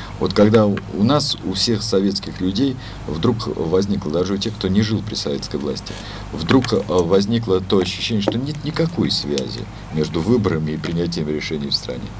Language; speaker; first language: Russian; native; Russian